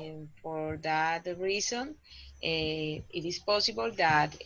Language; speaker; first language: English; non-native, learner; Spanish